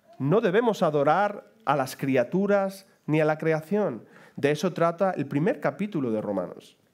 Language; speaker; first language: Spanish; native; Spanish